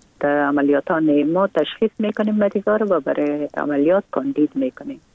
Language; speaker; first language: Persian; native; Persian